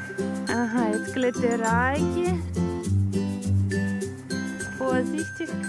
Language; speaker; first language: German; non-native, learner; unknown